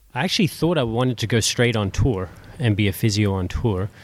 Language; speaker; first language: English; native; English